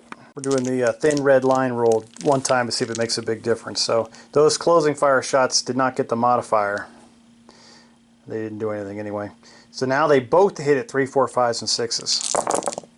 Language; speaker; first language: English; native; English